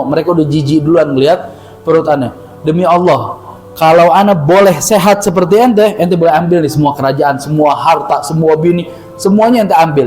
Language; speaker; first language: Indonesian; native; Indonesian